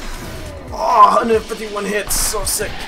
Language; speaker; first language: English; native; English